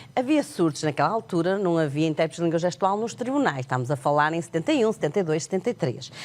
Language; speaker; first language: Portuguese; non-native, local second language; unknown